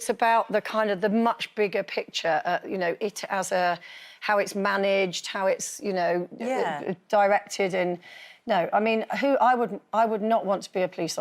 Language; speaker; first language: English; native; English